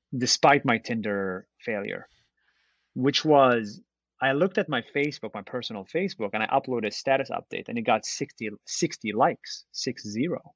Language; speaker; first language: English; non-native, fluent; Arabic